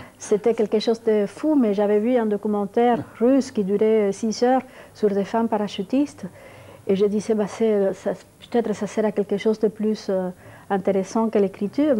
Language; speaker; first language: French; non-native, fluent; Spanish